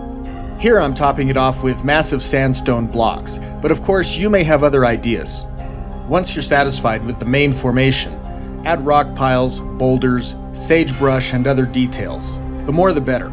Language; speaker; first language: English; native; English